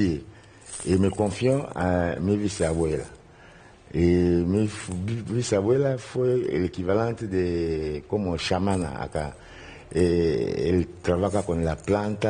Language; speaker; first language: Spanish; non-native, learner; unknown